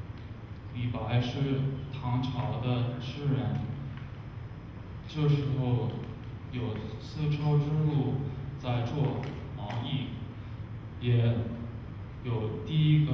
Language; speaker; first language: Chinese; non-native, learner; English